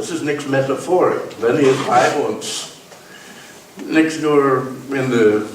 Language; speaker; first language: German; non-native, learner; English